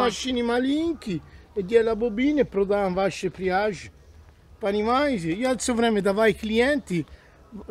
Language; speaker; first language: Russian; non-native, learner; Italian